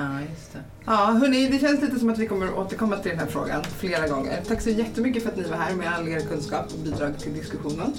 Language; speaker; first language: Swedish; native; Swedish